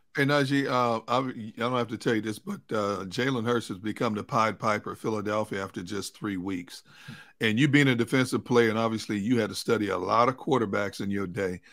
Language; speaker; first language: English; native; English